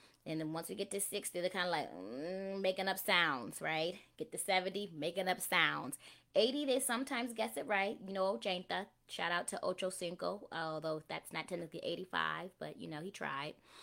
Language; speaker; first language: English; native; English